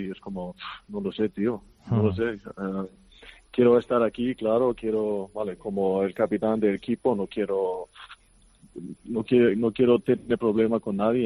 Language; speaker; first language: Spanish; non-native, fluent; Icelandic